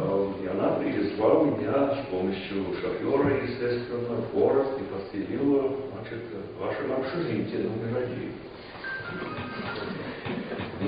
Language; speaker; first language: Russian; non-native, fluent; English